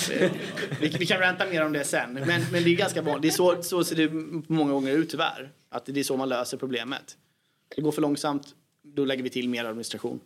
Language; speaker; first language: Swedish; native; Swedish